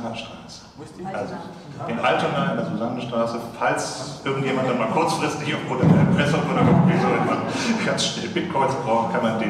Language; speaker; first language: German; native; German